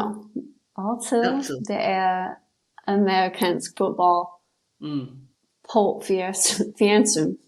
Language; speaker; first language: Danish; non-native, learner; English